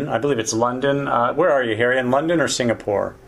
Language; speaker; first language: English; native; English